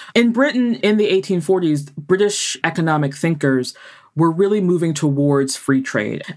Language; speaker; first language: English; native; English